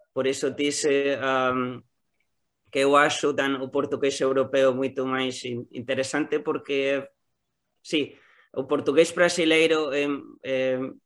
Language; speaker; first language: Portuguese; non-native, learner; Spanish